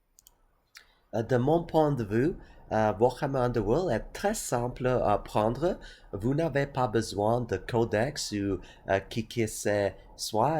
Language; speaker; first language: French; non-native, learner; English